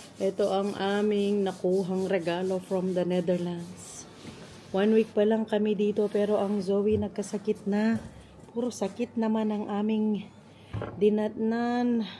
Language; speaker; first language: Filipino; non-native, local second language; Pampanga